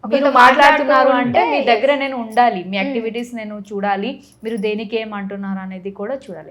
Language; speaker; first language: Telugu; non-native, fluent; Odia